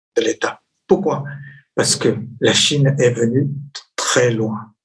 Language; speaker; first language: French; non-native, fluent; Chinese